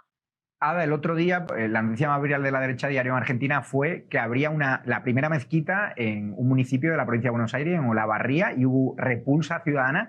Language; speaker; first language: Spanish; native; Spanish